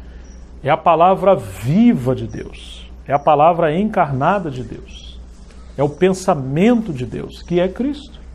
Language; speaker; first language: Portuguese; native; Portuguese